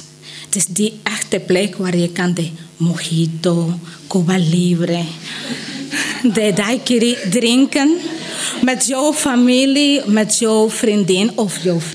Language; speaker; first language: Dutch; non-native, learner; Spanish